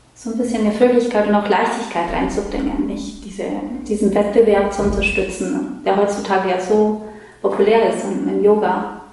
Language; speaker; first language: German; early bilingual, other home language; Polish